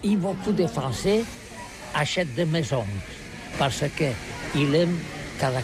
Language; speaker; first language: French; non-native, learner; Catalan